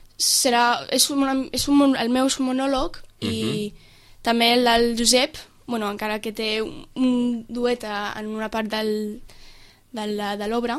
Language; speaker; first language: Catalan; early bilingual, other home language; English